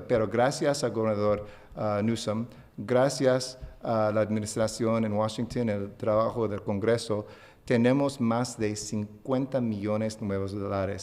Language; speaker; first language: Spanish; non-native, fluent; English